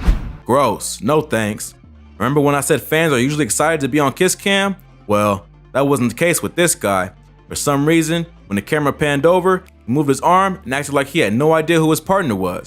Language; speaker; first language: English; native; English